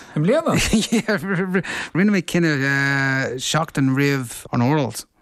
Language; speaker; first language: Irish; non-native, local second language; English